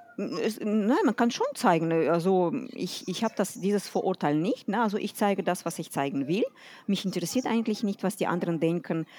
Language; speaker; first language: German; non-native, fluent; Russian